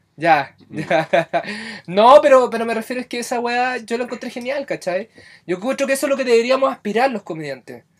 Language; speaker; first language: Spanish; native; Spanish